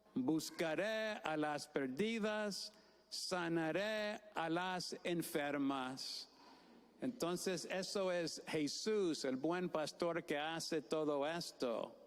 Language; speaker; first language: Spanish; non-native, fluent; English